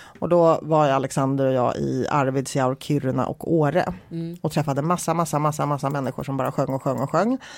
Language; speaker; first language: Swedish; early bilingual, other home language; Polish